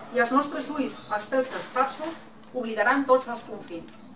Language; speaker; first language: Catalan; non-native, local second language; Spanish